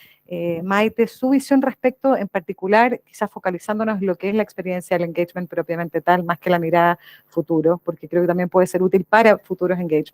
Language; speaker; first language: Spanish; native; Spanish